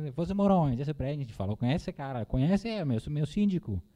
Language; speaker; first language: Portuguese; non-native, fluent; Dutch